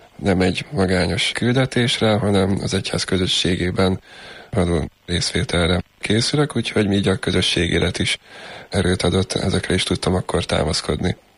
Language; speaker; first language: Hungarian; native; Hungarian